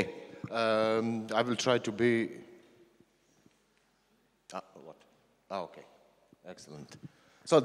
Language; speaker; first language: English; non-native, learner; Croatian